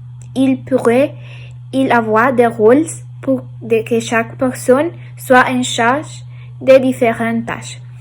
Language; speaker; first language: French; non-native, learner; Spanish